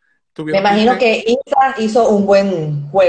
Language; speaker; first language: Spanish; native; Spanish